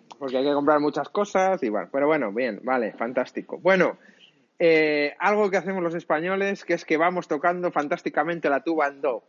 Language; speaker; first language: Spanish; native; Spanish